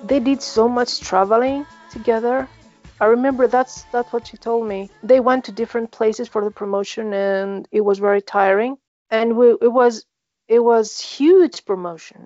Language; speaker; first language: English; non-native, fluent; Greek